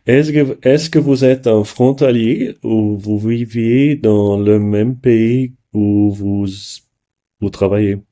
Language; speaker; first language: French; non-native, learner; English